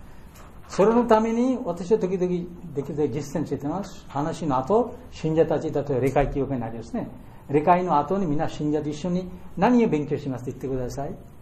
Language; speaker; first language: Japanese; non-native, fluent; Bangla